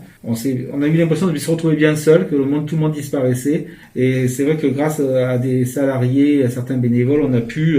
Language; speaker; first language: French; native; French